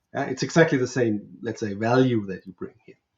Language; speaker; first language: English; non-native, fluent; German